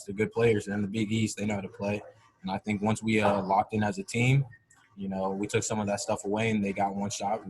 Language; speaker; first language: English; native; English